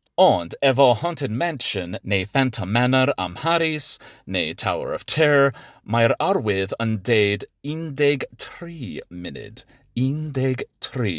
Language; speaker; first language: Welsh; non-native, learner; English